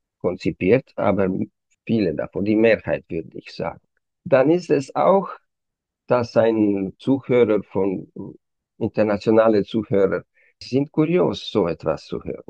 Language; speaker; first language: German; non-native, fluent; Romanian